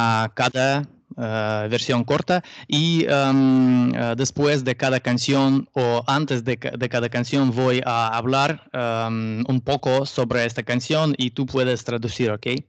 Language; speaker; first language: Spanish; non-native, learner; Russian